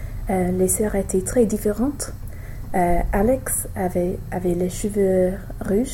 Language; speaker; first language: French; non-native, learner; English